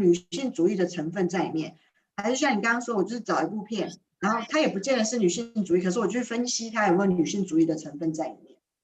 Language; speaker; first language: Chinese; native; Chinese